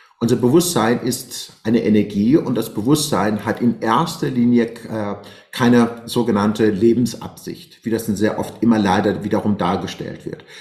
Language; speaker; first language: German; non-native, fluent; Persian